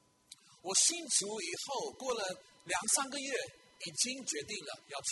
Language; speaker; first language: Chinese; non-native, fluent; English